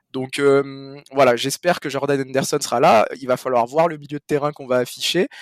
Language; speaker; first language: French; native; French